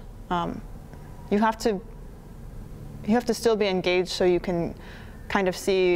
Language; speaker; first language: English; native; English